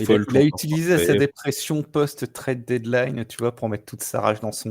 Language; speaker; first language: French; native; French